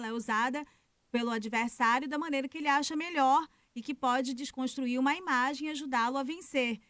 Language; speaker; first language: Portuguese; native; Portuguese